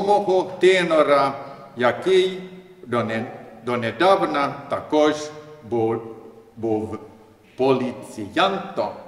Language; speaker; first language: Ukrainian; non-native, learner; Swedish